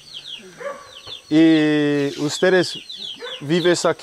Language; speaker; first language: Spanish; non-native, learner; English